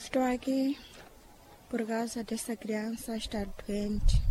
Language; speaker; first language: Portuguese; non-native, local second language; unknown